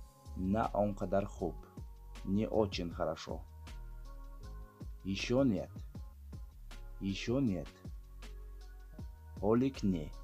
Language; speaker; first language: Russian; non-native, fluent; Tajik